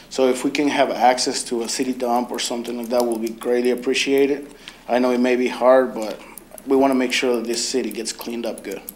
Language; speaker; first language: English; early bilingual, other home language; Spanish